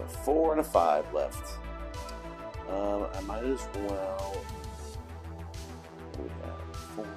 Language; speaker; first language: English; native; English